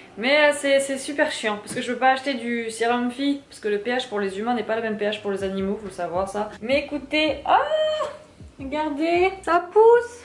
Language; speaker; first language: French; native; French